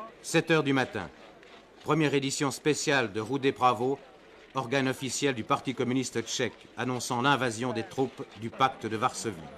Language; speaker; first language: French; native; French